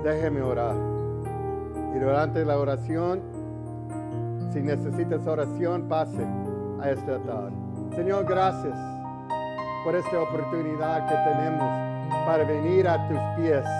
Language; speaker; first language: Spanish; early bilingual, heritage; English